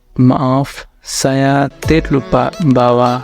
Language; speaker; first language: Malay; non-native, fluent; Nepali